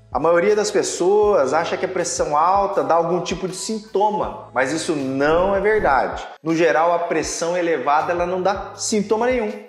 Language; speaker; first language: Portuguese; native; Portuguese